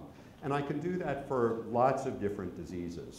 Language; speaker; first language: English; native; English